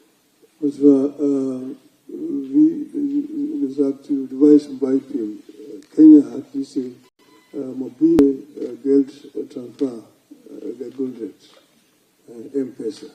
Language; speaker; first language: German; non-native, fluent; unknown